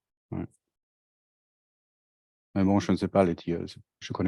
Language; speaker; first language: French; non-native, fluent; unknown